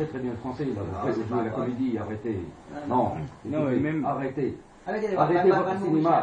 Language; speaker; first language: French; non-native, fluent; Arabic